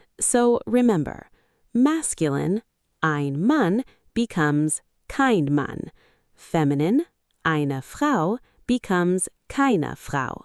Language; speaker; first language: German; non-native, fluent; Arabic